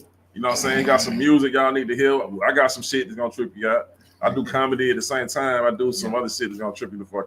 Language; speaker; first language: English; native; English